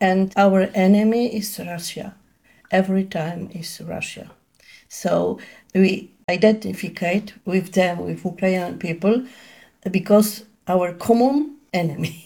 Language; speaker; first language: English; non-native, learner; Polish